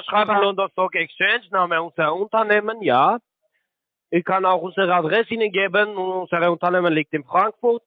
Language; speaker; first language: German; non-native, learner; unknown